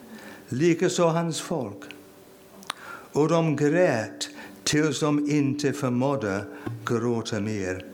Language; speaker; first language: Swedish; non-native, fluent; English